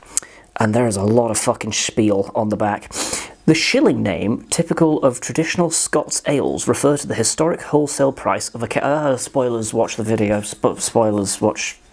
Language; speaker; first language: English; native; English